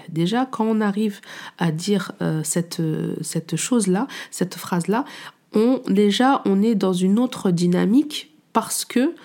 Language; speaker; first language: French; native; French